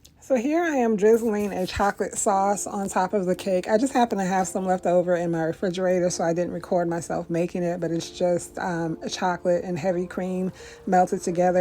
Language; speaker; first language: English; native; English